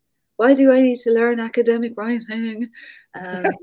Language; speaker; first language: English; native; English